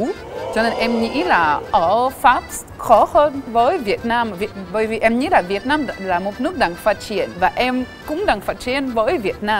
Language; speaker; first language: Vietnamese; non-native, fluent; French